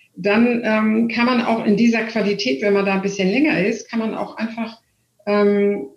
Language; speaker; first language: German; native; German